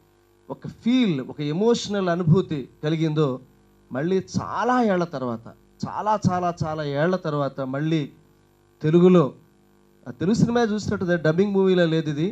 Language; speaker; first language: Telugu; native; Telugu